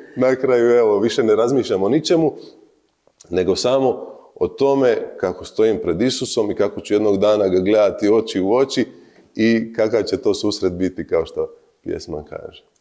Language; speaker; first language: Croatian; native; Croatian